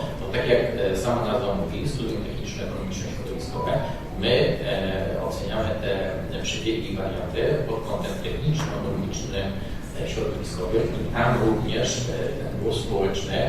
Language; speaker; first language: Polish; native; Polish